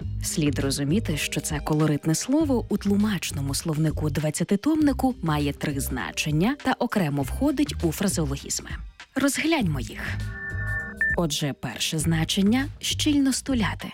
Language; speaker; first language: Ukrainian; native; Ukrainian